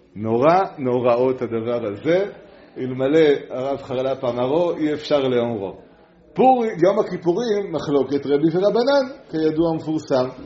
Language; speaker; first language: Hebrew; non-native, fluent; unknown